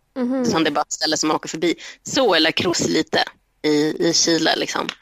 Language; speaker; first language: Swedish; early bilingual, other home language; Spanish